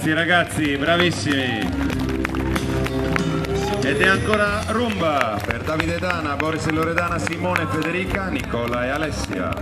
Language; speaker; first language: Italian; native; Italian